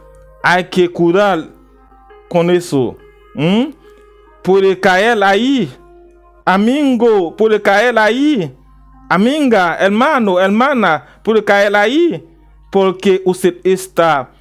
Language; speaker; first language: Spanish; non-native, learner; Haitian Creole